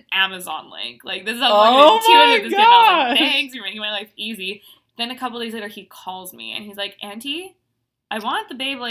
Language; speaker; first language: English; non-native, fluent; Hungarian